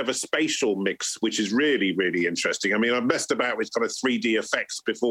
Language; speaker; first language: English; native; English